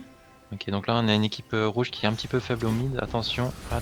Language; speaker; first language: French; native; French